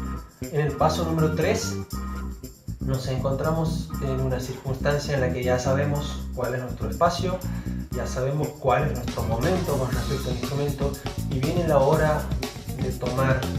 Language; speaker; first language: Spanish; native; Spanish